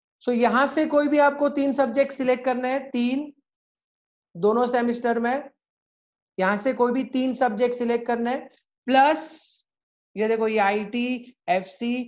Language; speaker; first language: Hindi; native; Hindi